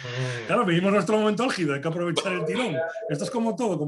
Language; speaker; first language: Spanish; native; Spanish